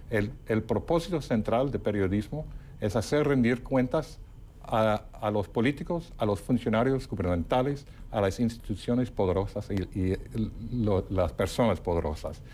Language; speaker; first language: Spanish; non-native, fluent; English